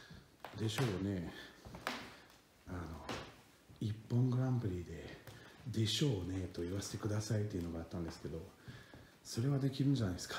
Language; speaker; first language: Japanese; non-native, fluent; French